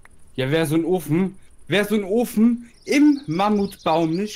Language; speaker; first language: German; native; German